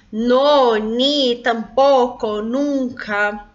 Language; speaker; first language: Spanish; non-native, local second language; Portuguese